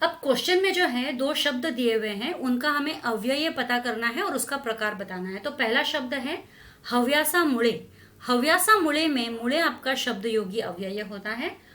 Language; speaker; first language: Hindi; non-native, local second language; Marathi